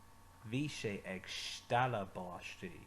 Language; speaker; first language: Irish; non-native, local second language; English